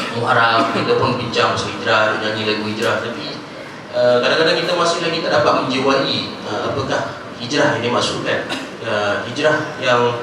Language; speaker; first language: Malay; native; Malay